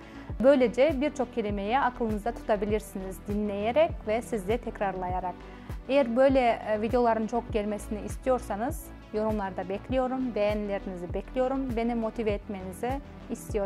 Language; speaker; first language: Turkish; non-native, fluent; Kazakh